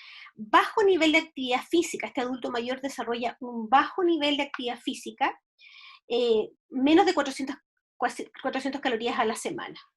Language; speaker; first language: Spanish; native; Spanish